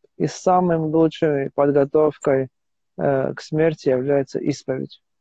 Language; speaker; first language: Russian; non-native, local second language; Armenian